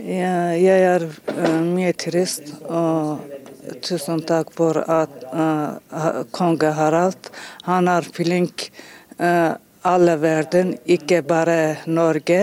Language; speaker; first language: Norwegian; non-native, learner; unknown